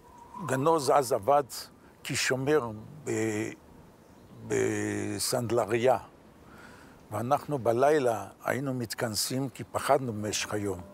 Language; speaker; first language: Hebrew; non-native, fluent; Yiddish